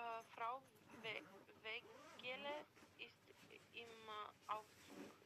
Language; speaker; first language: German; non-native, learner; Macedonian